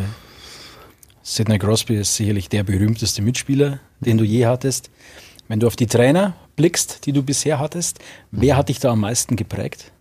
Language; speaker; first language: German; native; German